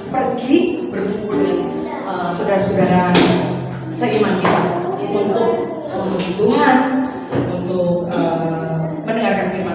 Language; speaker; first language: Indonesian; native; Indonesian